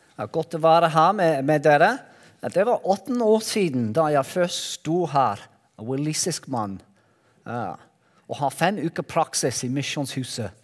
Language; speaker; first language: Norwegian; non-native, learner; Welsh